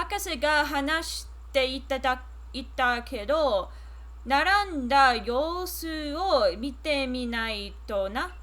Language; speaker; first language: Japanese; non-native, learner; English